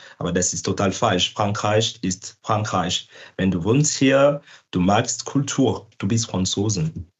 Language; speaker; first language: German; non-native, learner; French